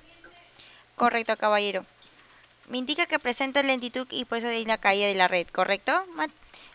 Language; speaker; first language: Spanish; native; Spanish